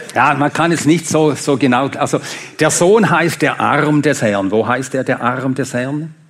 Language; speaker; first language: German; non-native, fluent; Swedish